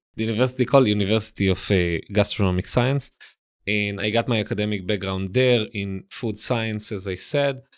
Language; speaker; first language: English; non-native, fluent; Hebrew